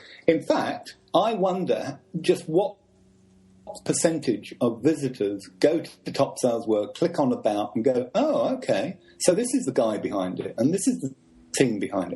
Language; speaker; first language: English; native; English